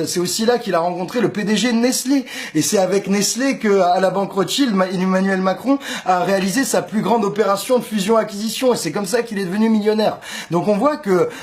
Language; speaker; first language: French; native; French